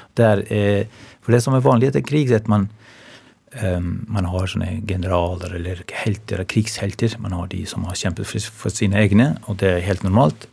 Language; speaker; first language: Norwegian; non-native, fluent; Albanian